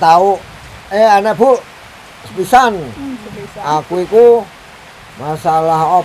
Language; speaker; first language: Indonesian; non-native, local second language; Javanese